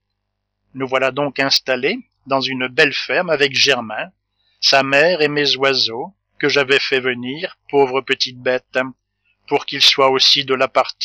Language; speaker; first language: French; native; French